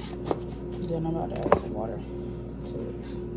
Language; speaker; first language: English; native; English